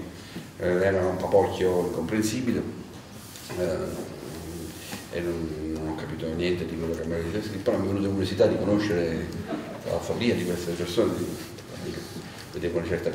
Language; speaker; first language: Italian; native; Italian